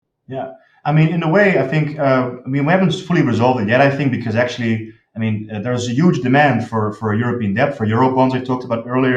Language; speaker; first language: English; non-native, fluent; Dutch